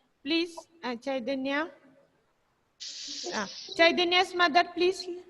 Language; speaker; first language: English; non-native, fluent; Malayalam